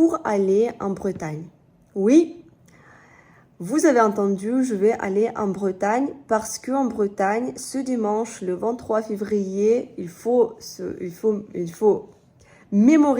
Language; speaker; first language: French; non-native, fluent; Russian